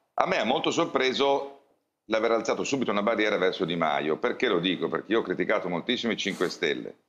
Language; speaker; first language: Italian; native; Italian